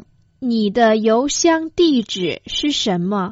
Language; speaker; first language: Chinese; non-native, fluent; Croatian